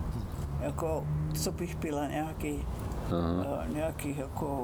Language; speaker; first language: Czech; non-native, fluent; Icelandic